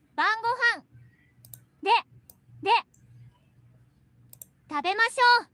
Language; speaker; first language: Japanese; non-native, learner; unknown